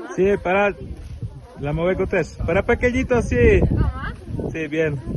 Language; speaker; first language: Spanish; non-native, learner; Polish